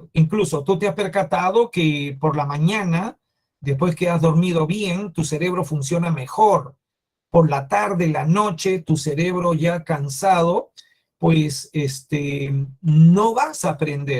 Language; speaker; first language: Spanish; native; Spanish